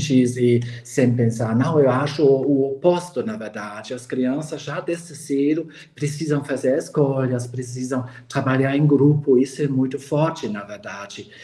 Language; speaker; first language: Portuguese; non-native, fluent; German